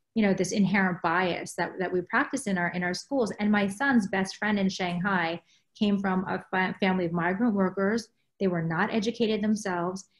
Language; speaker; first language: English; native; English